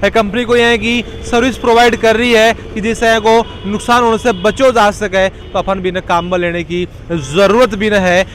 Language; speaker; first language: Hindi; native; Hindi